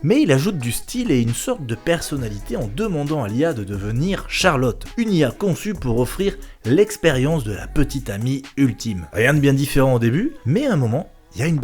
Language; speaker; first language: French; native; French